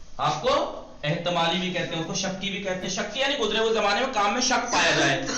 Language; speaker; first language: Urdu; native; Urdu